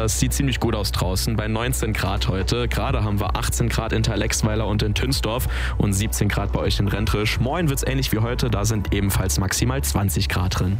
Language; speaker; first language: German; native; German